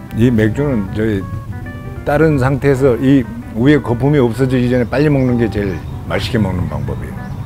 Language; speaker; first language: Korean; native; Korean